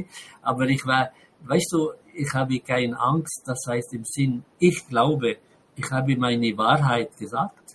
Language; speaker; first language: German; non-native, fluent; Arabic